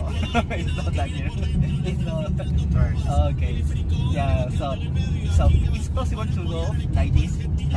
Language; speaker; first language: English; non-native, learner; Spanish